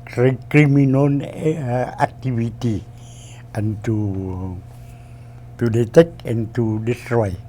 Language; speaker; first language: English; non-native, learner; Vietnamese